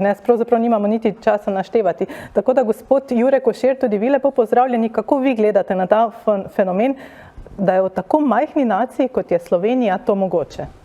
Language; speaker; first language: Slovenian; native; Slovenian